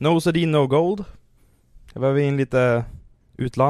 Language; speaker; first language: Swedish; native; Swedish